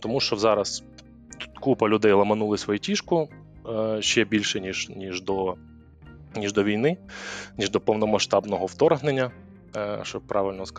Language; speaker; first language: Ukrainian; native; Ukrainian